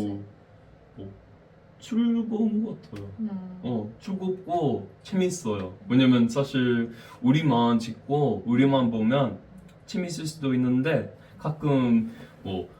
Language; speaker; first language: Korean; non-native, fluent; English